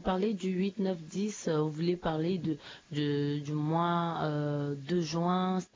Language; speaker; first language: French; non-native, local second language; Sango